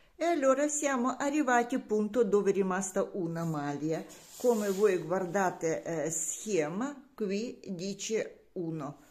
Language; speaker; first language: Italian; non-native, learner; Russian